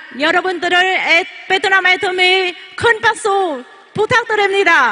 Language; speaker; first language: Korean; non-native, learner; Vietnamese